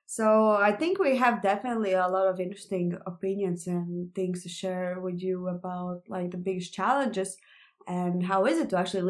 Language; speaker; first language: English; non-native, fluent; Latvian